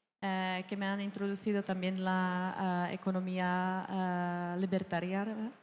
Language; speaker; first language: Spanish; non-native, fluent; Czech